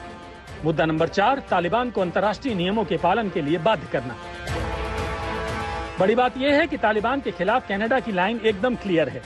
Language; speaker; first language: Hindi; native; Hindi